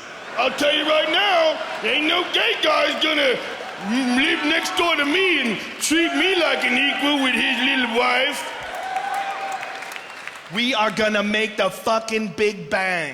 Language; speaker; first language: English; native; English